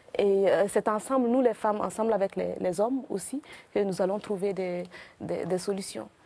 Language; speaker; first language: French; non-native, local second language; Mossi